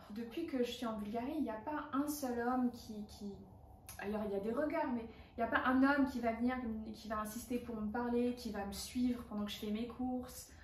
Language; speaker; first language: French; native; French